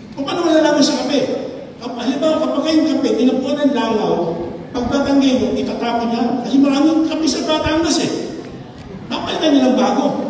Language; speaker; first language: Filipino; non-native, local second language; Iloko